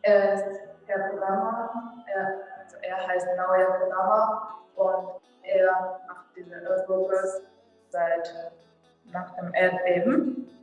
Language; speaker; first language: German; non-native, fluent; Japanese